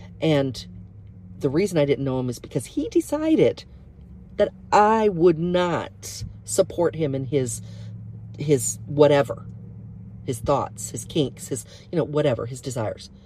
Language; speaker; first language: English; native; English